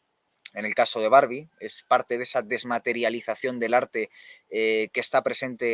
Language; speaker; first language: Spanish; native; Spanish